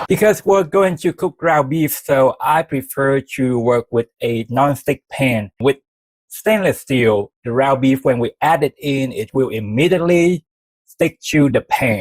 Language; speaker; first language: English; non-native, fluent; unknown